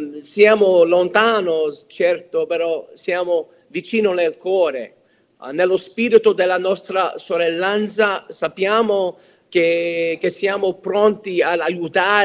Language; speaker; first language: Italian; early bilingual, heritage; English